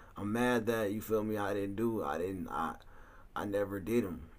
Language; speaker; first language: English; native; English